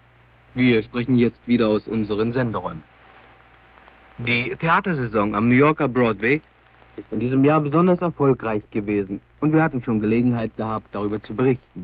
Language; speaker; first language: German; native; German